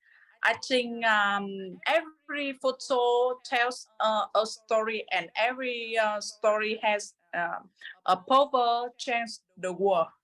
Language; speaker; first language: English; non-native, learner; Vietnamese